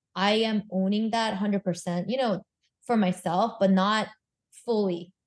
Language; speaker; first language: English; early bilingual, other home language; Korean